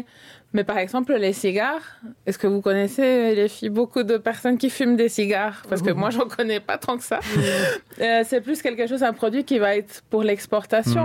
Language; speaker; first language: French; early bilingual, other home language; Spanish